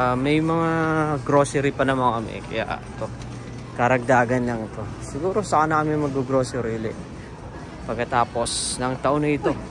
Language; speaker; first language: Filipino; native; Filipino